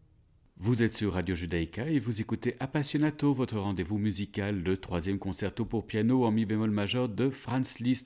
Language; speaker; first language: French; native; French